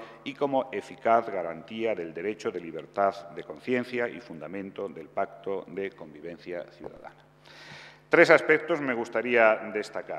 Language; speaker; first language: Spanish; native; Spanish